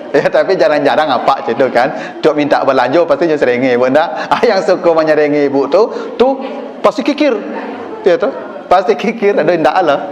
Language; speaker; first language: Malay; non-native, local second language; Minangkabau